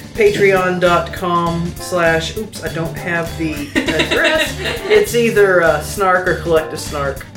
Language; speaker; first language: English; native; English